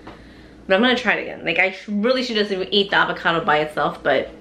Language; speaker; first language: English; native; English